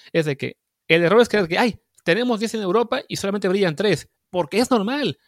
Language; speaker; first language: Spanish; native; Spanish